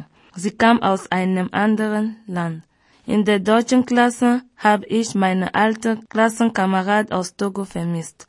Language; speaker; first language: German; early bilingual, other home language; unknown